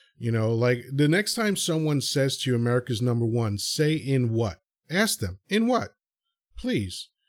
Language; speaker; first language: English; early bilingual, other home language; Spanish